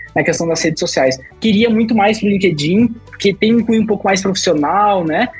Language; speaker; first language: Portuguese; native; Portuguese